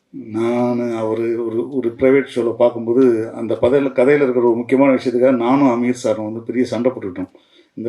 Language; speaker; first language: Tamil; native; Tamil